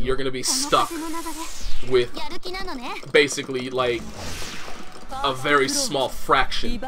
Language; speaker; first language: English; native; English